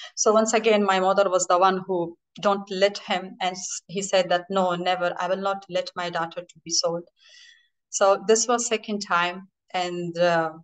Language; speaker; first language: English; non-native, fluent; Persian